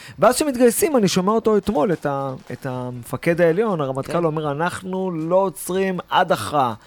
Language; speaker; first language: Hebrew; native; Hebrew